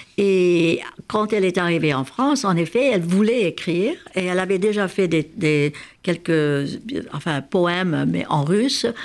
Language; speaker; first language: French; non-native, fluent; Hungarian